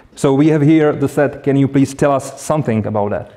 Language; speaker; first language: English; non-native, fluent; Czech